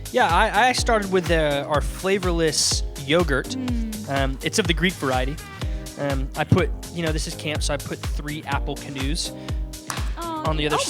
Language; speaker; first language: English; native; English